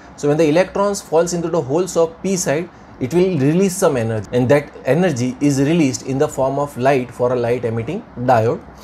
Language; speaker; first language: English; non-native, local second language; Gujarati